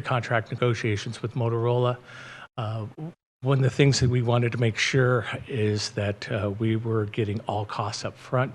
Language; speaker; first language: English; native; English